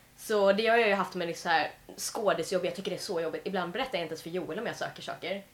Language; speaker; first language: Swedish; early bilingual, heritage; Swedish